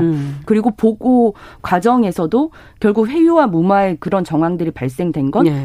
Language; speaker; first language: Korean; native; Korean